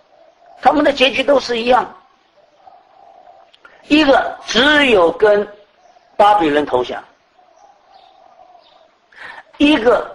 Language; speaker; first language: Chinese; native; Chinese